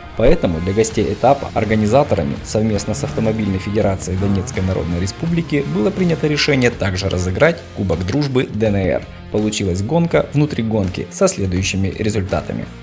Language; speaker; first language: Russian; native; Russian